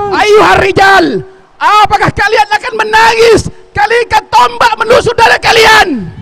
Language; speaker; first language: Indonesian; native; Indonesian